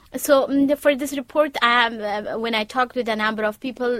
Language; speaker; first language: English; non-native, fluent; Persian